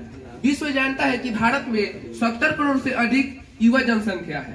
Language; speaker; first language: Hindi; native; Hindi